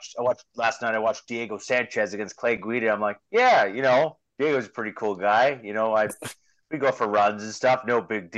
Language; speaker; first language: English; native; English